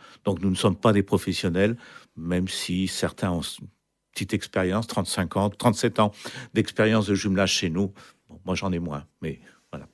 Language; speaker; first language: French; native; French